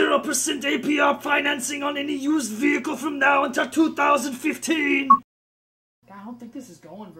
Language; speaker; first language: English; native; English